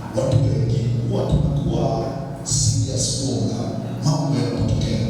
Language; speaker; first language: Swahili; non-native, local second language; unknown